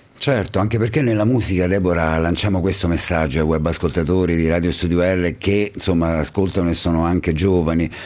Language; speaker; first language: Italian; native; Italian